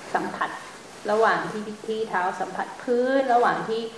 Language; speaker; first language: Thai; native; Thai